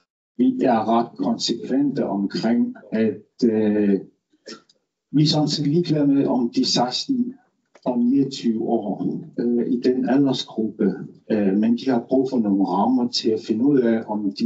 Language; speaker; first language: Danish; non-native, local second language; Kalaallisut